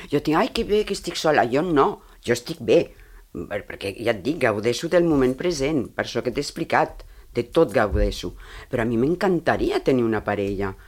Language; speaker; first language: Catalan; early bilingual, heritage; Catalan